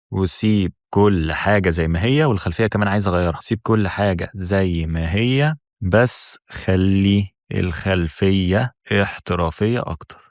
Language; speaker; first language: Arabic; native; Arabic